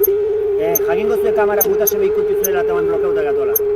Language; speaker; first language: Basque; native; Basque